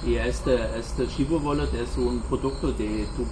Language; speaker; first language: Spanish; non-native, learner; German